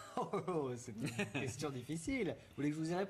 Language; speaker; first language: French; native; French